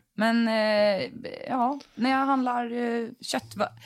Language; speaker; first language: Swedish; native; Swedish